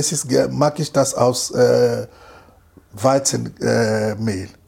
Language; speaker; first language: German; non-native, fluent; Lingala